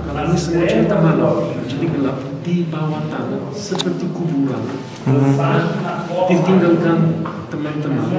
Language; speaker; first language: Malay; non-native, fluent; Hebrew